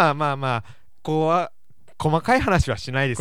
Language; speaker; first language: Japanese; native; Japanese